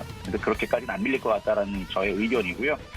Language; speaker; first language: Korean; native; Korean